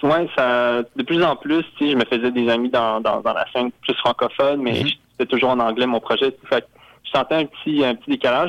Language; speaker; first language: French; native; French